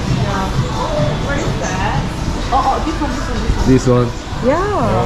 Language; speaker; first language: English; non-native, learner; Thai